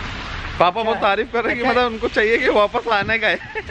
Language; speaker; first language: Hindi; native; Hindi